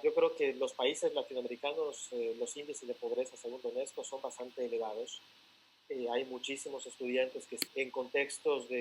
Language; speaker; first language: Spanish; native; Spanish